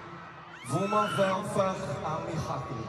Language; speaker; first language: French; non-native, learner; Korean